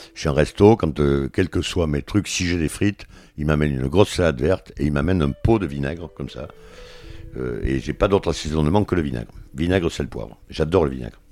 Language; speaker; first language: French; native; French